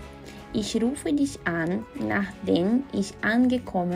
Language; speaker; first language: German; non-native, fluent; Portuguese